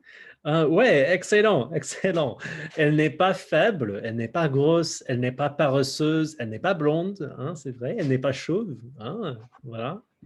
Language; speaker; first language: French; non-native, fluent; English